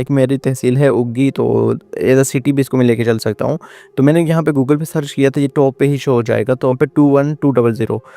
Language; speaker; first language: Urdu; non-native, local second language; Northern Hindko